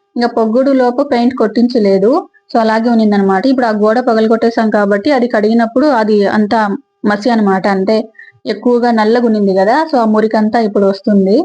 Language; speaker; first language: Telugu; native; Telugu